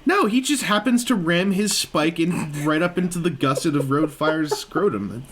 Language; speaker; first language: English; native; English